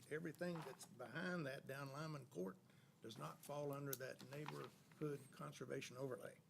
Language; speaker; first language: English; native; English